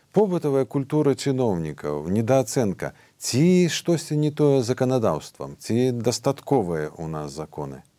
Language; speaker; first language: Belarusian; native; Belarusian